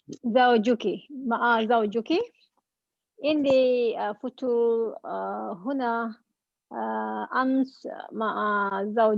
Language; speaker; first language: Arabic; non-native, learner; Malay